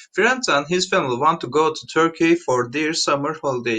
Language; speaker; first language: English; non-native, fluent; Turkish